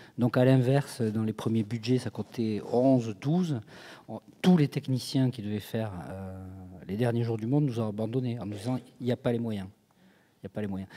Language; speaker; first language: French; native; French